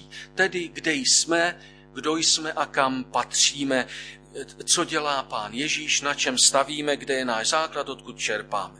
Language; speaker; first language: Czech; native; Czech